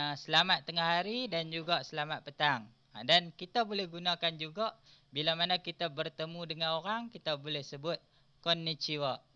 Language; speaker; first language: Malay; native; Malay